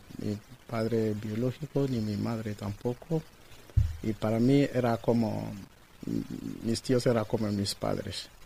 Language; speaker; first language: Spanish; non-native, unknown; Akan